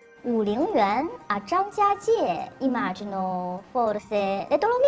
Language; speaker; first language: Italian; non-native, fluent; Chinese